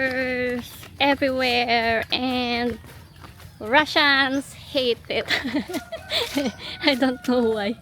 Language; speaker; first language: English; non-native, local second language; Filipino